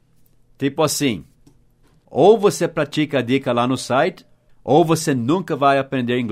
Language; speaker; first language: Portuguese; non-native, fluent; English